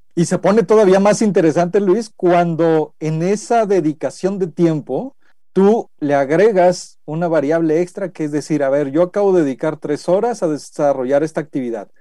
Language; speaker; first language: Spanish; native; Spanish